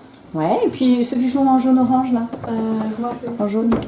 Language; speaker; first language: French; native; French